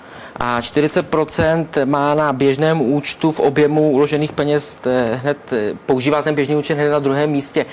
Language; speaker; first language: Czech; native; Czech